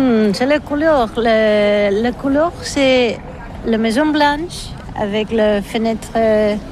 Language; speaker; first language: French; non-native, learner; Catalan